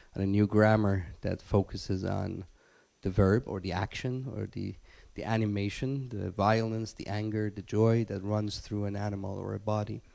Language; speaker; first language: English; non-native, fluent; Persian